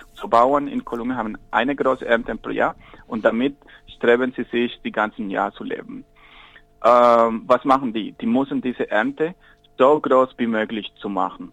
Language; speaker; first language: German; non-native, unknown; Spanish